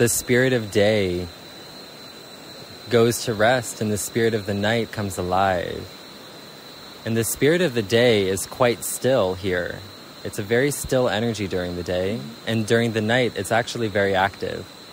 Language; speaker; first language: English; native; English